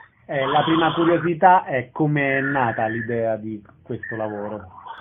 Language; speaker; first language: Italian; native; Italian